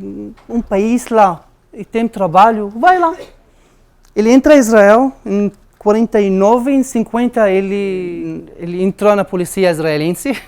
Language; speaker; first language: Portuguese; non-native, learner; Arabic